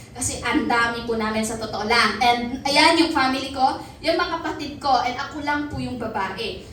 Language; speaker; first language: Filipino; non-native, local second language; Cebuano